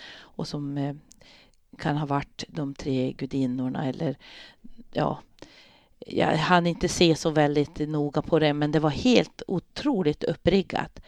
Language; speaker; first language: Swedish; native; Swedish